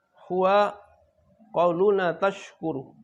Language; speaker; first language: Arabic; non-native, fluent; Indonesian